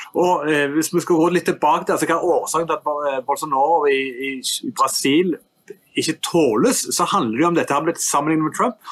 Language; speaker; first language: Norwegian; native; Norwegian